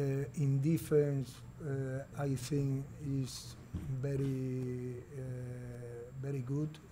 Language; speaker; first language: English; non-native, learner; Spanish